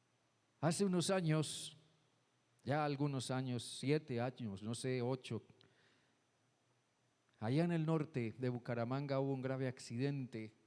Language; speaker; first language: Spanish; native; Spanish